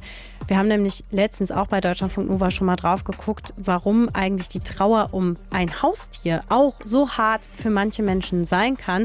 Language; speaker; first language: German; native; German